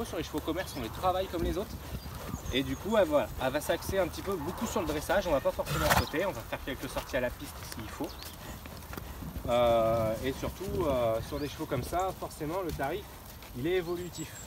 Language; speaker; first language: French; native; French